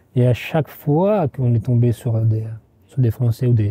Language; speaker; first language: French; native; French